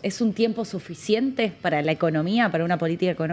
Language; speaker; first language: Spanish; native; Spanish